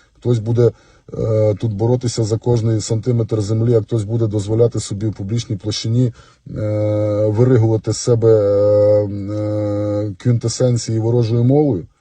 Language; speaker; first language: Ukrainian; non-native, local second language; Russian